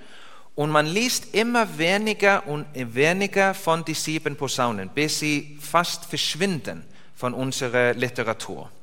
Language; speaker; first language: German; non-native, learner; Icelandic